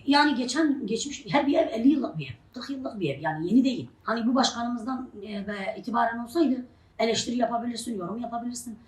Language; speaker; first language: Turkish; non-native, local second language; Arabic